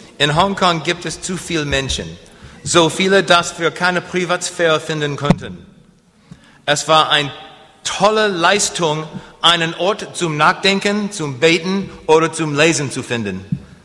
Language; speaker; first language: German; non-native, learner; English